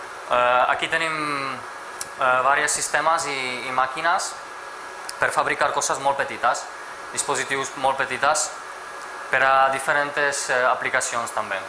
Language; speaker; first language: Catalan; non-native, fluent; Czech